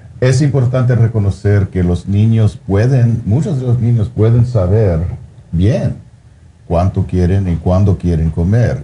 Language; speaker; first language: Spanish; early bilingual, heritage; Spanish